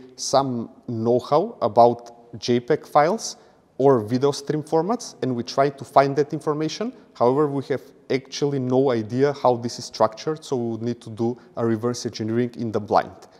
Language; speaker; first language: English; non-native, fluent; Macedonian